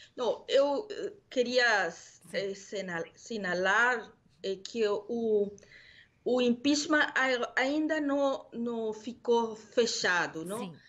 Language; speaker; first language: Portuguese; non-native, learner; Spanish